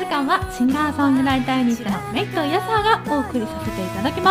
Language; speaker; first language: Japanese; native; Japanese